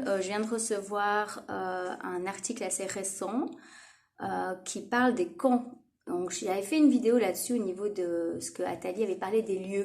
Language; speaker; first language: French; native; French